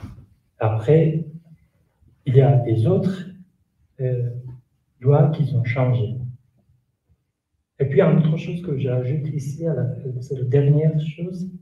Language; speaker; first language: French; non-native, learner; Kurdish